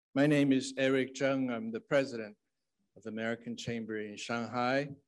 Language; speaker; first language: English; non-native, fluent; Chinese